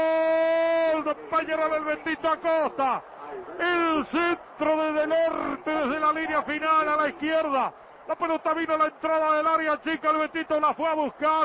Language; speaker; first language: Spanish; native; Spanish